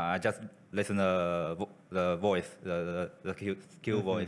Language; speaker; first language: English; non-native, learner; Chinese